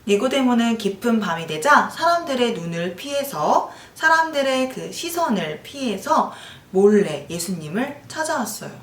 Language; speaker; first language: Korean; native; Korean